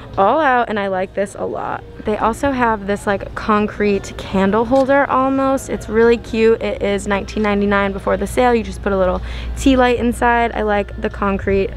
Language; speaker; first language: English; native; English